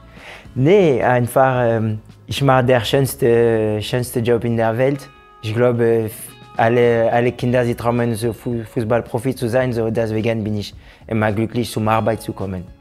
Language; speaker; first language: German; non-native, fluent; French